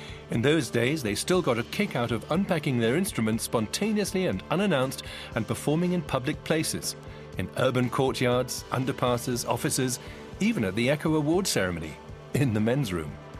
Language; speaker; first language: English; native; English